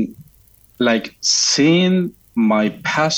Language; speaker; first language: English; non-native, fluent; Spanish